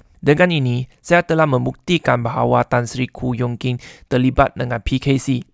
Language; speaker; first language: Malay; non-native, local second language; Chinese